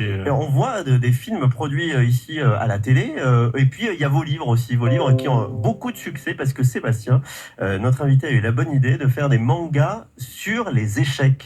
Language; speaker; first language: French; native; French